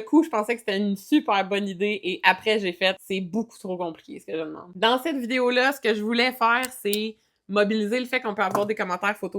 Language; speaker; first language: French; native; French